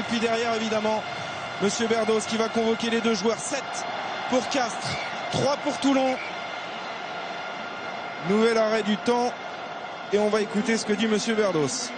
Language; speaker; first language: French; native; French